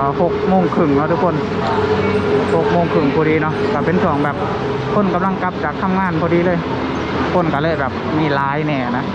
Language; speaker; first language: Thai; non-native, local second language; Northeastern Thai